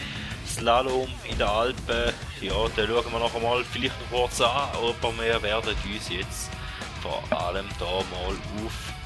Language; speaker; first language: German; native; German